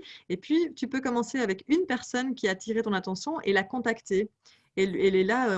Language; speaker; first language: French; native; French